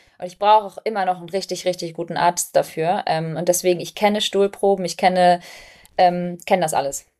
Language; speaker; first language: German; early bilingual, other home language; Albanian